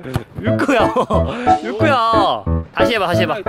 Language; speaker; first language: Korean; native; Korean